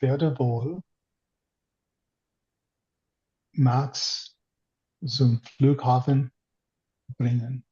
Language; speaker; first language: German; non-native, learner; English